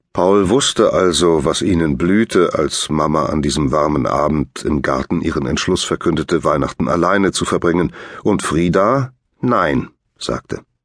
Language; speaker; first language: German; native; German